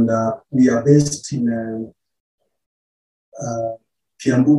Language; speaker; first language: English; non-native, local second language; Kikuyu